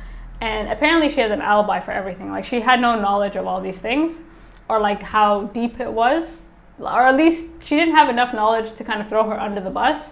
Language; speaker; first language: English; native; English